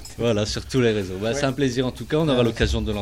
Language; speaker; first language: French; native; French